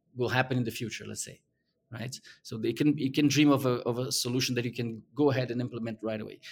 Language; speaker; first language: English; non-native, fluent; Portuguese